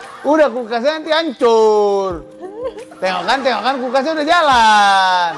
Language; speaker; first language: Indonesian; native; Indonesian